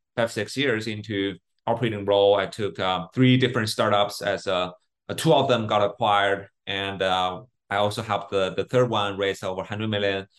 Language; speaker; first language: English; non-native, fluent; Chinese